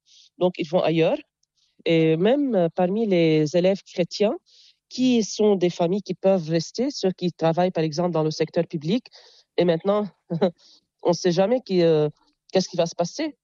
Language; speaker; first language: French; non-native, local second language; Arabic